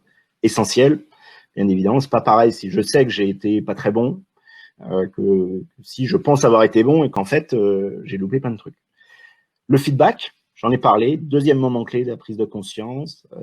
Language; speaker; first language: French; native; French